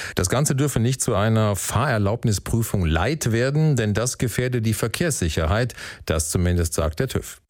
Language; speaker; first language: German; native; German